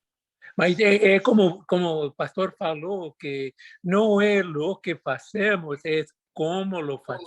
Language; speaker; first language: Portuguese; non-native, learner; Spanish